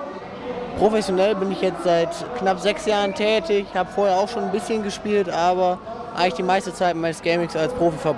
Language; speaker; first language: German; native; German